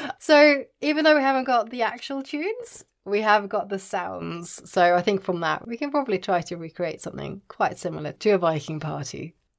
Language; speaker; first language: English; non-native, fluent; Norwegian